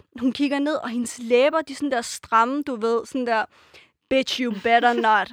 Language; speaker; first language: Danish; early bilingual, other home language; Persian